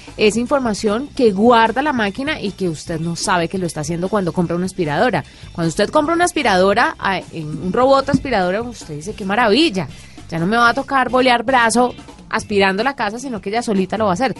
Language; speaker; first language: Spanish; native; Spanish